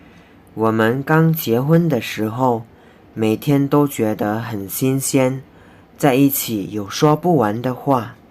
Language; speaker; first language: Chinese; non-native, fluent; Indonesian